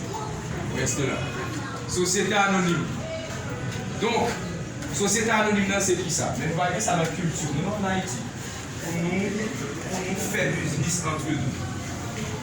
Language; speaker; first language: French; non-native, local second language; Haitian Creole